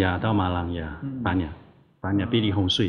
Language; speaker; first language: Indonesian; non-native, learner; Chinese